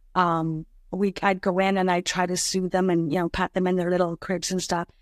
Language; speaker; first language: English; native; English